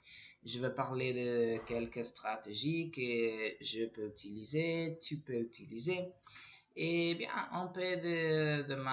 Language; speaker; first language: French; non-native, learner; Spanish